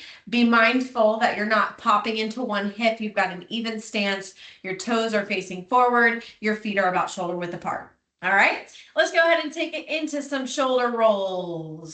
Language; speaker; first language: English; native; English